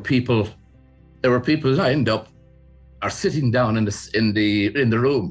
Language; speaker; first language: English; native; English